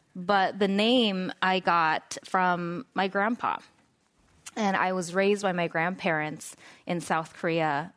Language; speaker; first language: English; non-native, fluent; Korean